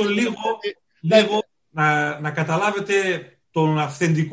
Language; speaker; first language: Greek; native; Greek